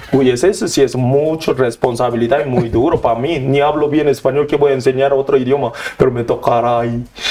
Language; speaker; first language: Spanish; non-native, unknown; Korean